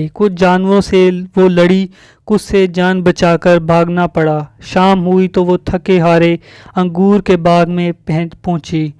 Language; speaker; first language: Urdu; native; Urdu